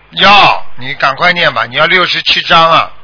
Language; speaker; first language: Chinese; native; Chinese